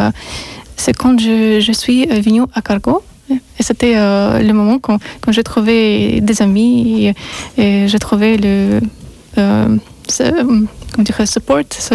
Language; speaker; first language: French; non-native, learner; Russian